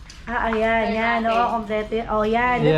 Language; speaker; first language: Filipino; native; Filipino